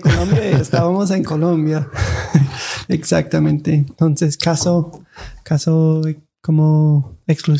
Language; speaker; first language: Spanish; non-native, fluent; English